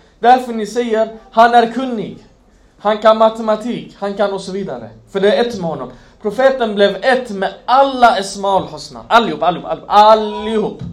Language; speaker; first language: Swedish; non-native, fluent; Arabic